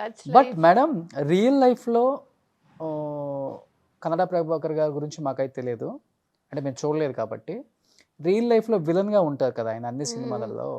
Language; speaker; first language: Telugu; native; Telugu